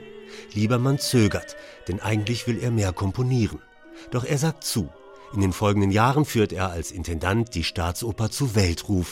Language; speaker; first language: German; native; German